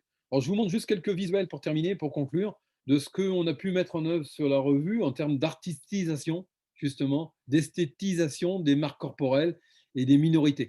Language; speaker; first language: French; native; French